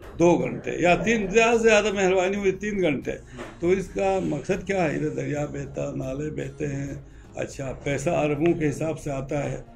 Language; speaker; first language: Urdu; non-native, local second language; Shan